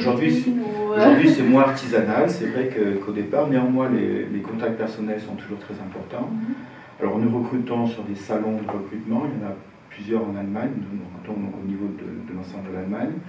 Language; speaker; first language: French; native; French